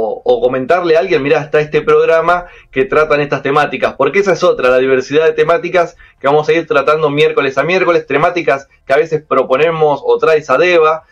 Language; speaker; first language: Spanish; native; Spanish